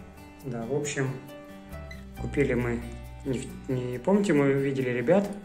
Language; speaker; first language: Russian; native; Russian